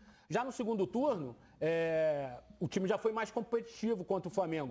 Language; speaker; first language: Portuguese; native; Portuguese